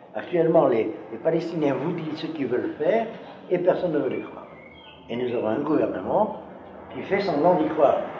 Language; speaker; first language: French; native; French